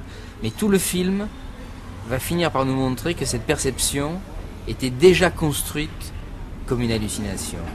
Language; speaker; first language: French; native; French